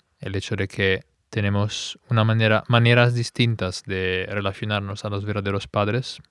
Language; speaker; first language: Spanish; non-native, fluent; Italian